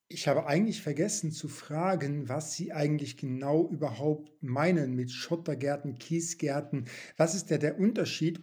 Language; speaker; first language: German; non-native, local second language; Luxembourgish